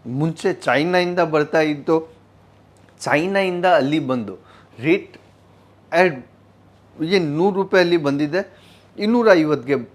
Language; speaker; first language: Kannada; non-native, fluent; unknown